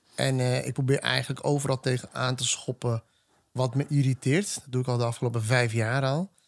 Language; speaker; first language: Dutch; native; Dutch